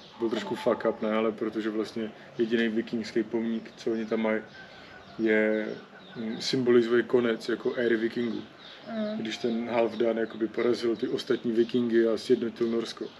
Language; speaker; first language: Czech; native; Czech